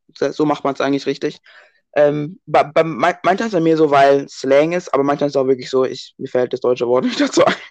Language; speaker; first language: German; early bilingual, other home language; English